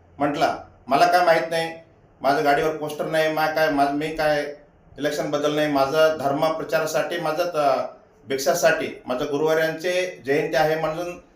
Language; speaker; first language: Marathi; non-native, local second language; Kannada